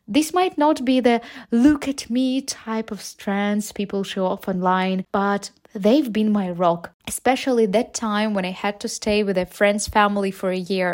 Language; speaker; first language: English; non-native, fluent; Ukrainian